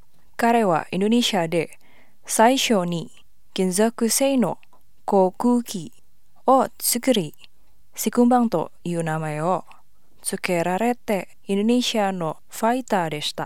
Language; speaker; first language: Japanese; non-native, fluent; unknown